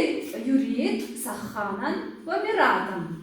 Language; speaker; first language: Arabic; non-native, fluent; Kyrgyz